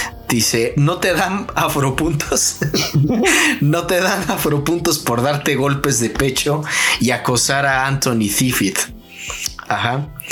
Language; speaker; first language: Spanish; native; Spanish